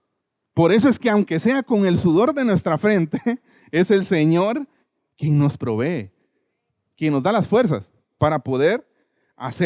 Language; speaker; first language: Spanish; native; Spanish